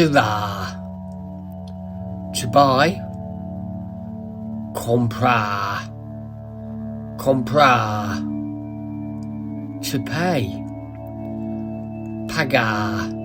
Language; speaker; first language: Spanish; non-native, learner; English